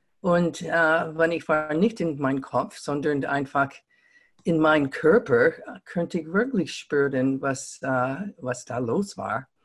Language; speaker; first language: German; non-native, fluent; English